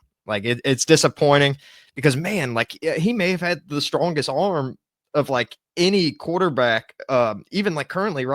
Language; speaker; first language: English; native; English